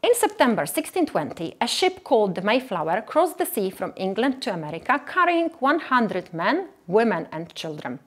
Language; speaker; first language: English; non-native, fluent; Polish